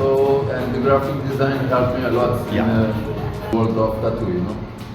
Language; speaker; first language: English; non-native, learner; Kabuverdianu